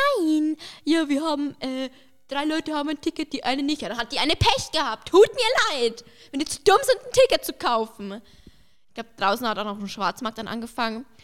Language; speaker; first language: German; early bilingual, other home language; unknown